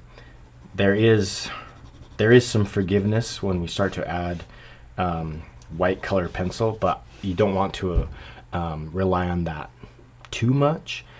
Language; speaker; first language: English; native; English